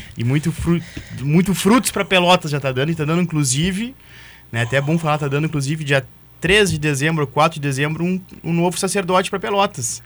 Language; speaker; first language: Portuguese; native; Portuguese